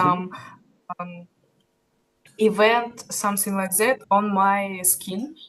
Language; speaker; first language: English; non-native, learner; Russian